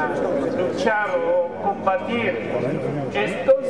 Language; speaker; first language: Spanish; non-native, fluent; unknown